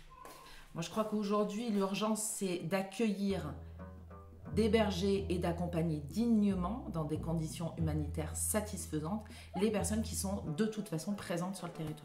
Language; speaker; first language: French; native; French